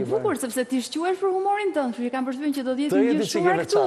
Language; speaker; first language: Albanian; native; Albanian